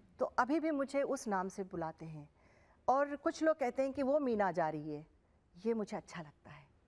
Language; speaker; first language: Hindi; non-native, local second language; Telugu